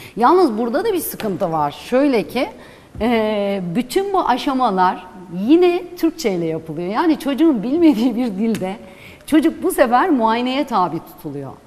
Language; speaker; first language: Turkish; non-native, local second language; Kurdish